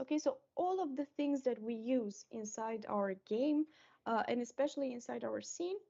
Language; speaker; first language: English; non-native, fluent; Romanian